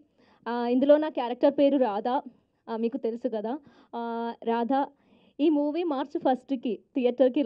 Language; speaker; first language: Telugu; non-native, learner; Malayalam